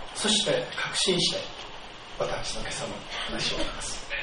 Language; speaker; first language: Japanese; native; Japanese